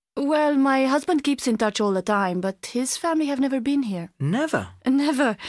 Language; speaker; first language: English; non-native, fluent; Spanish